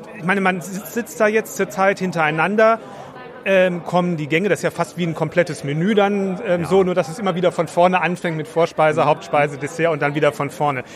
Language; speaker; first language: German; native; German